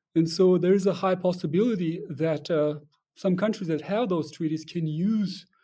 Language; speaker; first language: English; non-native, fluent; Russian